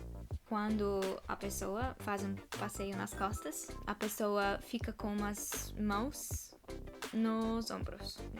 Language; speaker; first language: Portuguese; non-native, fluent; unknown